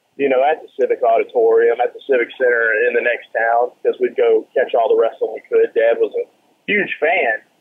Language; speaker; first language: English; native; English